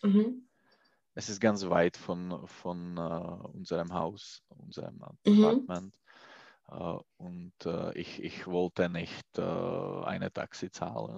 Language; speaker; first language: German; non-native, learner; Czech